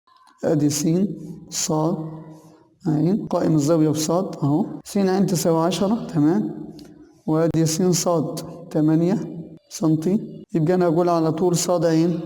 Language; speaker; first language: Arabic; native; Arabic